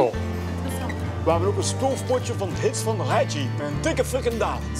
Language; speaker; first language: Dutch; native; Dutch